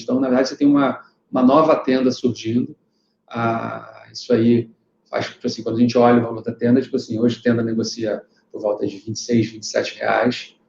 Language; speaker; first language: Portuguese; native; Portuguese